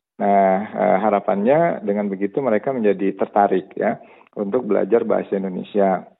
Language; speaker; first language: Indonesian; native; Indonesian